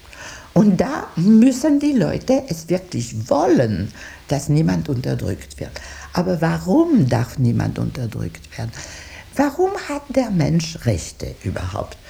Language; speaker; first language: German; non-native, local second language; French